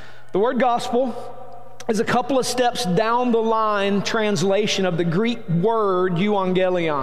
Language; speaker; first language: English; native; English